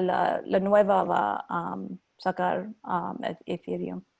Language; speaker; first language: Spanish; non-native, learner; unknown